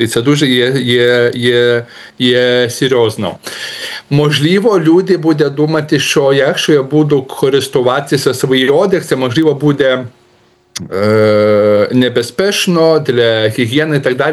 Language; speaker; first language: Ukrainian; non-native, learner; Lithuanian